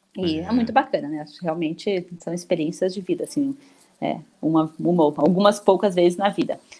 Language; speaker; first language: Portuguese; native; Portuguese